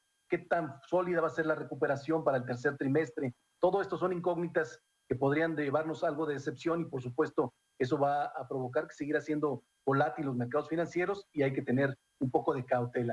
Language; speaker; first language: Spanish; native; Spanish